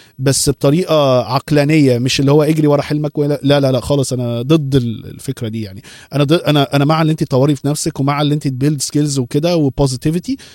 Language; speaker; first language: Arabic; early bilingual, heritage; Arabic